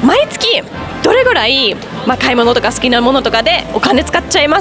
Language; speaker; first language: Japanese; non-native, fluent; English